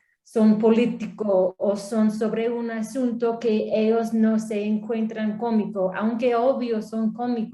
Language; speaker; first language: Spanish; non-native, learner; English